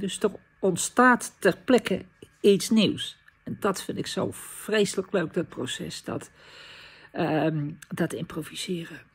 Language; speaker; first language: Dutch; native; Dutch